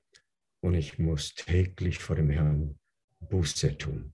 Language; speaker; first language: German; non-native, fluent; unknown